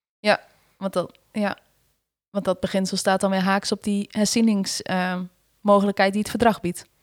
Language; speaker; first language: Dutch; native; Dutch